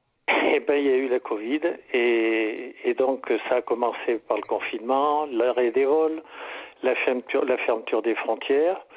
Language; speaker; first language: French; native; French